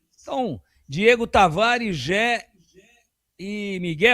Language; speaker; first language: Portuguese; native; Portuguese